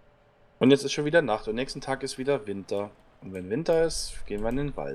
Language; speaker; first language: German; native; German